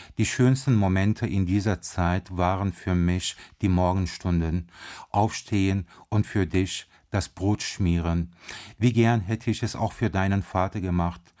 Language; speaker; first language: German; early bilingual, other home language; Turkish